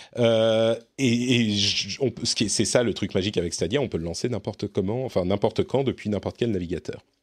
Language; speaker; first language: French; native; French